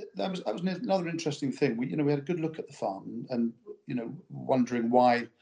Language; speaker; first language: English; native; English